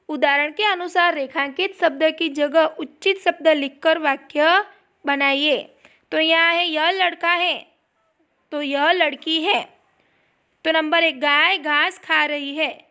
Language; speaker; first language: Hindi; non-native, local second language; Gujarati